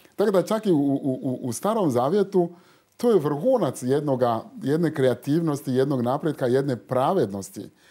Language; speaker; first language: Croatian; non-native, fluent; Fon